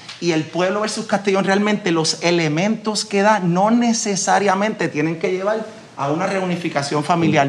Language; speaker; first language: Spanish; native; Spanish